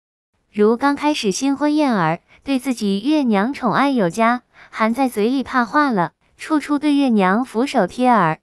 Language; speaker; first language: Chinese; non-native, fluent; Vietnamese